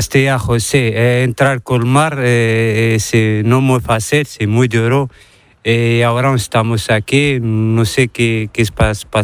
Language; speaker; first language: Spanish; non-native, learner; Arabic